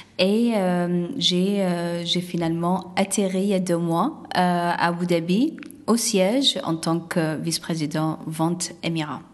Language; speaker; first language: French; non-native, fluent; Arabic